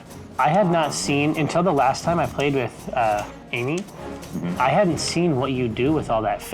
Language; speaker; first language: English; native; English